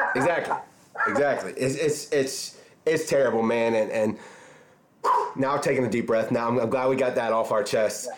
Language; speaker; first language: English; native; English